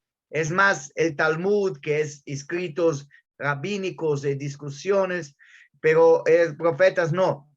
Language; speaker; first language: Spanish; non-native, learner; Portuguese